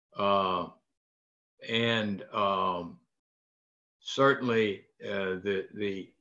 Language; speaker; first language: English; native; English